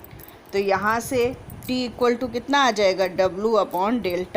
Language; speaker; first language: Hindi; native; Hindi